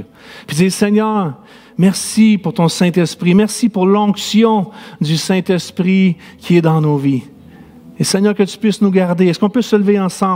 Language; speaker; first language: French; native; French